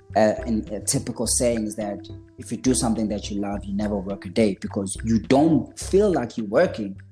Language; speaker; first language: English; non-native, local second language; Zulu